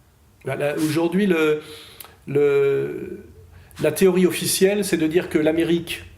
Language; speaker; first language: French; native; French